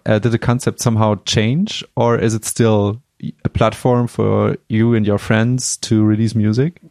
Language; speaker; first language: English; non-native, fluent; German